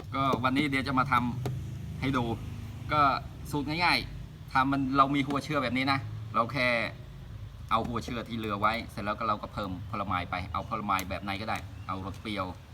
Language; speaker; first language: Thai; native; Thai